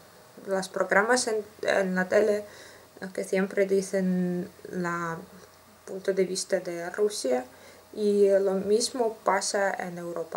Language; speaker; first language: Spanish; non-native, learner; Russian